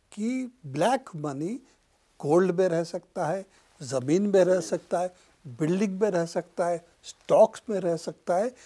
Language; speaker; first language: Hindi; non-native, local second language; Bangla